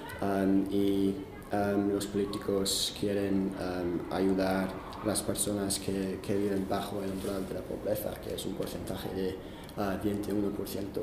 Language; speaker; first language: Spanish; non-native, fluent; English